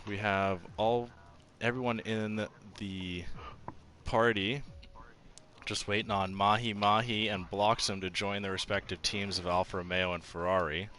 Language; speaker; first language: English; native; English